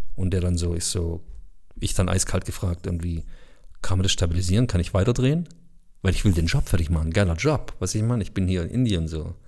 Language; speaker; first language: German; early bilingual, other home language; Bosnian